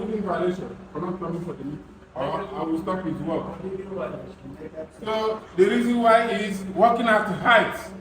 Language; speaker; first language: English; non-native, fluent; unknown